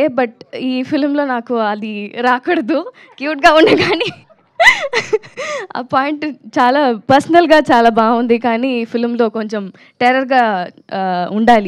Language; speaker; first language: Telugu; non-native, learner; Tamil